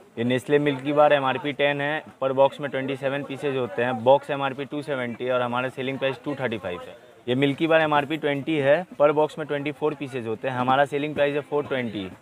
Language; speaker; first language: Hindi; native; Hindi